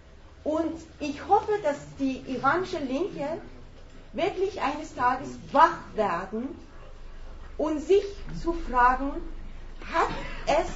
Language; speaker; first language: German; non-native, fluent; Persian